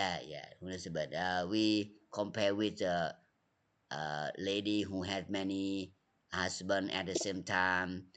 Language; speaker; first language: English; non-native, learner; Thai